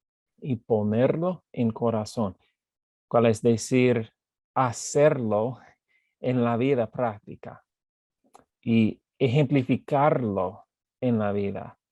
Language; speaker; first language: Spanish; non-native, fluent; English